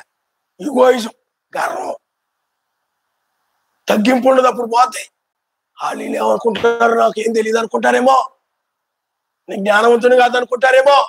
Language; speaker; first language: Telugu; native; Telugu